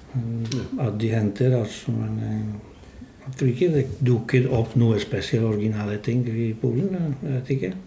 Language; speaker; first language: Norwegian; non-native, fluent; Polish